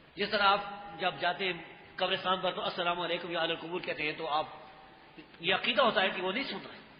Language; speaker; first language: Urdu; non-native, local second language; Pashto